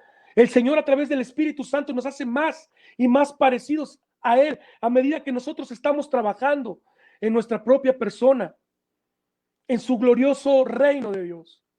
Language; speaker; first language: Spanish; native; Spanish